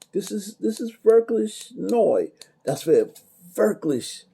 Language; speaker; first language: German; non-native, learner; English